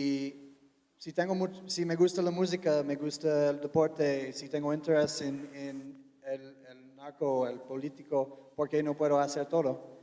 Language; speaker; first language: Spanish; non-native, fluent; English